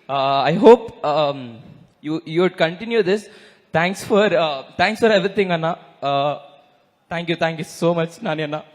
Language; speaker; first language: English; non-native, local second language; Telugu